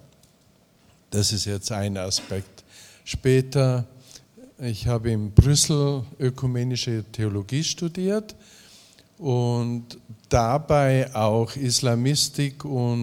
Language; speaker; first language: German; native; German